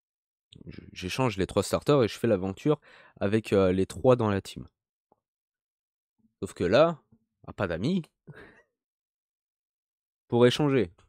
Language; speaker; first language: French; native; French